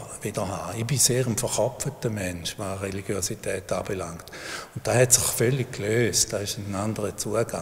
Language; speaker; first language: German; native; German